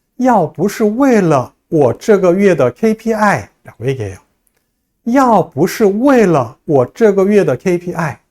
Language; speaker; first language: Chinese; non-native, fluent; Korean